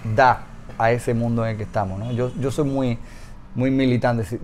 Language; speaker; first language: Spanish; native; Spanish